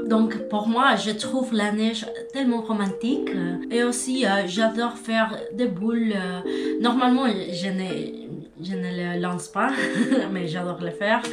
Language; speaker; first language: French; non-native, learner; Spanish